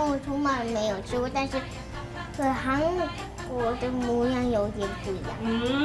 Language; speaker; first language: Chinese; non-native, learner; Korean